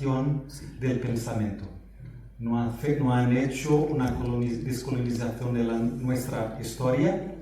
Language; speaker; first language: Spanish; non-native, fluent; Portuguese